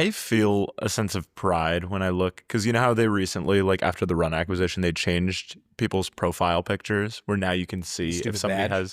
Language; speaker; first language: English; native; English